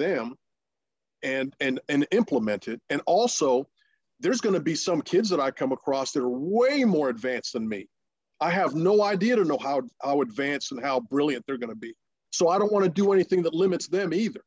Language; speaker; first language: English; non-native, fluent; Russian